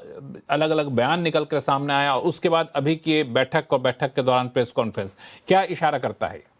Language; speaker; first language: Hindi; native; Hindi